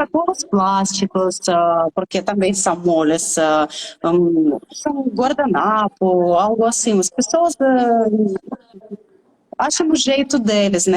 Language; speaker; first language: Portuguese; non-native, fluent; Russian